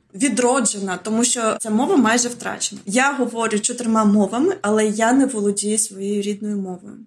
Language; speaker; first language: Ukrainian; early bilingual, other home language; Russian